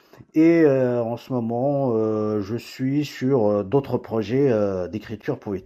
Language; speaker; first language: French; non-native, local second language; Kabyle